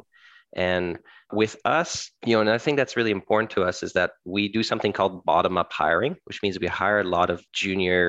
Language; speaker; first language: English; early bilingual, other home language; French